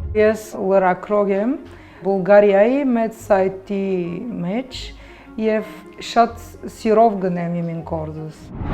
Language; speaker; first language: Armenian; early bilingual, heritage; Armenian